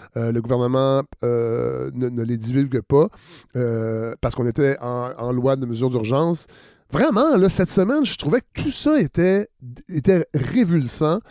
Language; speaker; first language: French; native; French